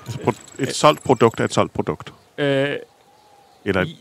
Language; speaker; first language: Danish; native; Danish